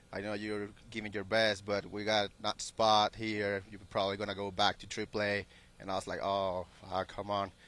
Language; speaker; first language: English; non-native, learner; Spanish